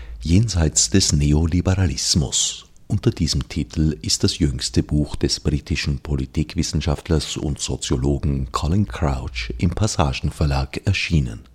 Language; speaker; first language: German; native; German